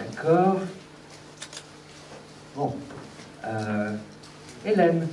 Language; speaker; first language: French; native; French